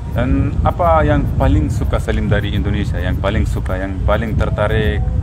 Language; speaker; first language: Indonesian; non-native, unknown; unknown